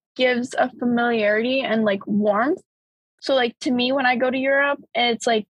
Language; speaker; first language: English; early bilingual, other home language; Bulgarian